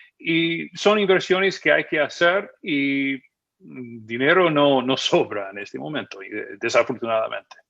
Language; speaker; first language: Spanish; non-native, fluent; English